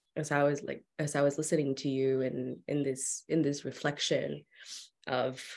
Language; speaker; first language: English; early bilingual, other home language; Spanish